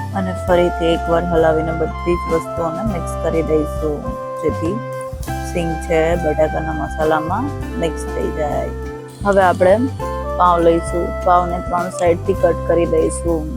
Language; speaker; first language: Gujarati; native; Gujarati